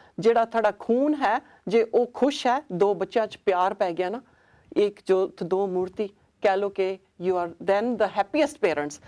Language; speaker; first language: Punjabi; early bilingual, heritage; Punjabi